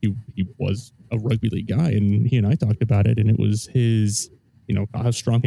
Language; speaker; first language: English; native; English